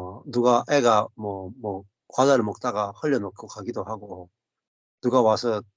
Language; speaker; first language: Korean; native; Korean